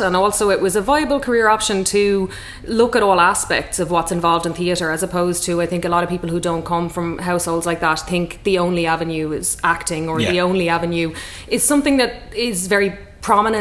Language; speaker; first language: English; native; English